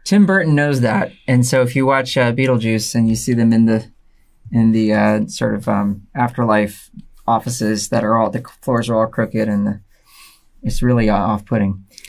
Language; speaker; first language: English; native; English